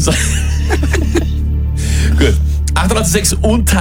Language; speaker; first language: German; native; German